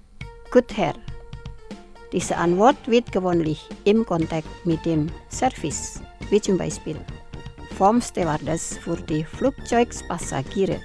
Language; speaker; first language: German; non-native, fluent; Indonesian